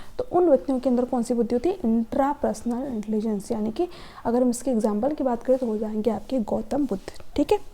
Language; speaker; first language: Hindi; native; Hindi